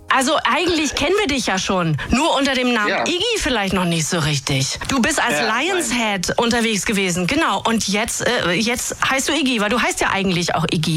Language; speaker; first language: German; native; German